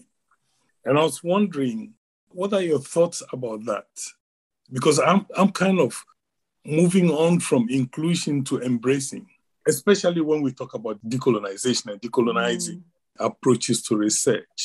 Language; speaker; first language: English; non-native, local second language; Ewe